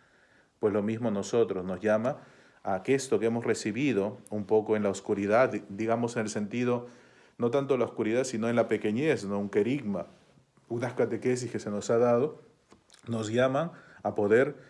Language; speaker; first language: Spanish; native; Spanish